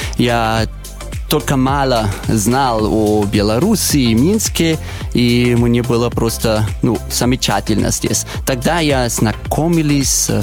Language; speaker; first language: Russian; non-native, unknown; German